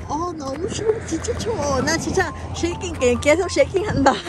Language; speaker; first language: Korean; non-native, learner; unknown